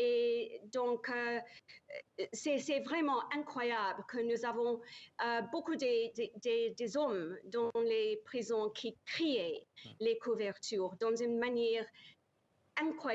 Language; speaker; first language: French; non-native, learner; English